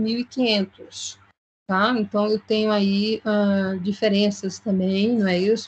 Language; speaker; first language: Portuguese; native; Portuguese